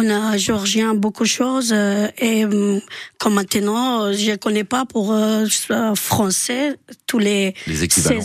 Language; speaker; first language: French; non-native, learner; Georgian